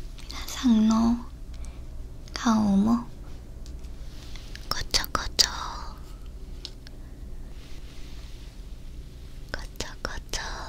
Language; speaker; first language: Japanese; non-native, learner; Korean